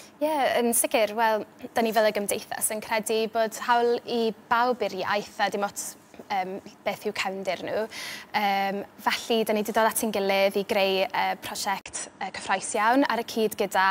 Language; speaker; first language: Welsh; native; Welsh